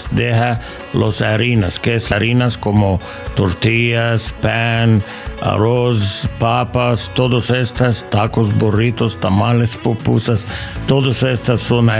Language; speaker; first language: Spanish; non-native, learner; English